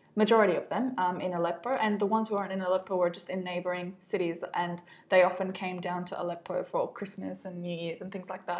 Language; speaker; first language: English; non-native, fluent; Arabic